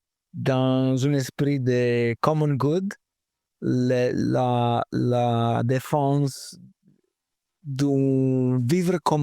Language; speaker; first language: French; non-native, fluent; Italian